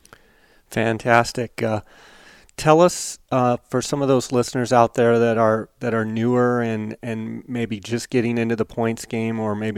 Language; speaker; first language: English; native; English